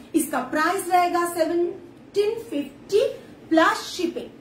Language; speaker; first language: Hindi; non-native, local second language; Bangla